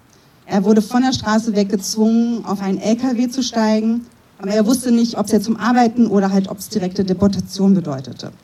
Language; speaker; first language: German; native; German